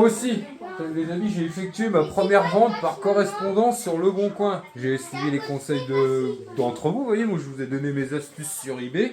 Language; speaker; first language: French; native; French